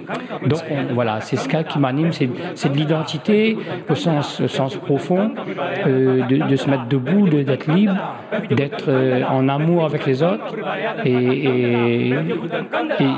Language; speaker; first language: French; non-native, local second language; Réunion Creole French